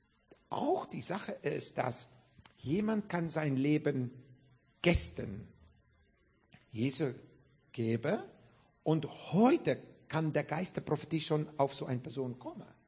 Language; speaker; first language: German; non-native, fluent; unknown